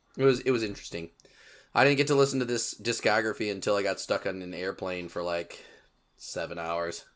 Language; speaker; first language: English; native; English